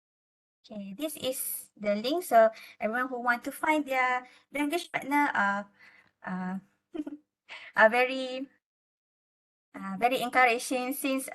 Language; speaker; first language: English; non-native, local second language; Malay